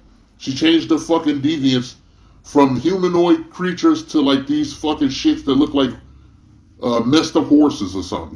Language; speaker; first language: English; native; English